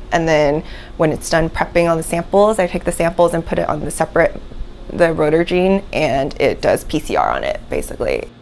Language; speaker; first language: English; native; English